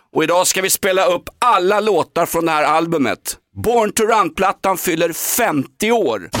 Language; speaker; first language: Swedish; native; Swedish